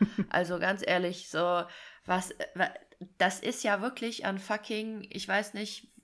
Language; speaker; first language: German; native; German